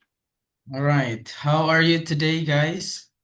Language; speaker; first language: English; non-native, fluent; Indonesian